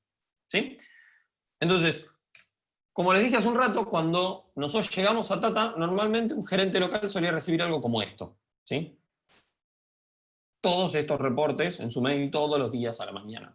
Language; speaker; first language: Spanish; native; Spanish